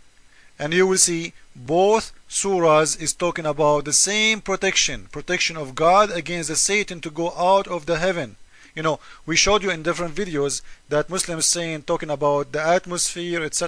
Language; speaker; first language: English; non-native, fluent; Arabic